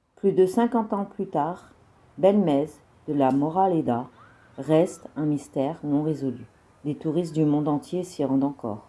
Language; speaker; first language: French; native; French